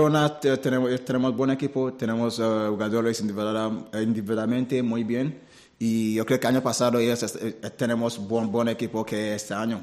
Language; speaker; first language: Spanish; non-native, learner; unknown